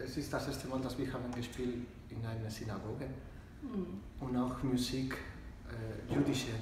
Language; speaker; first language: German; non-native, learner; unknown